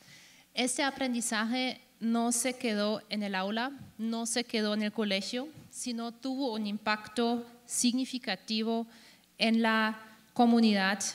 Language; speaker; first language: Spanish; non-native, fluent; German